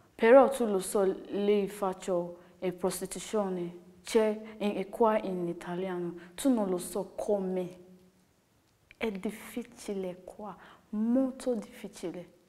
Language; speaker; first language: Italian; non-native, learner; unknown